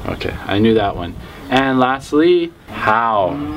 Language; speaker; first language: English; native; English